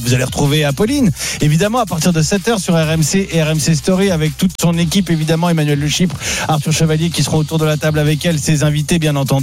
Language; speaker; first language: French; native; French